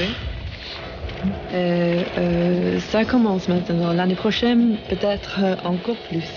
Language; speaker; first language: French; non-native, learner; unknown